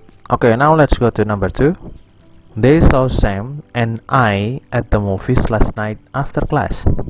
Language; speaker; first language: English; non-native, fluent; Indonesian